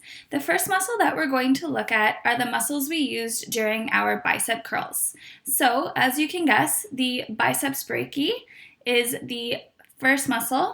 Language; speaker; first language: English; native; English